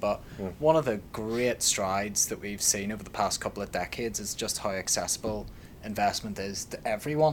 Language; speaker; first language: English; native; English